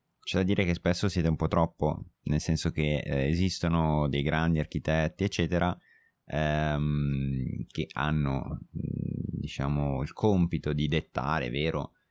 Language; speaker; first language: Italian; native; Italian